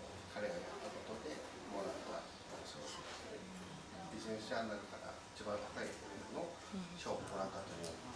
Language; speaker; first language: Japanese; early bilingual, heritage; Japanese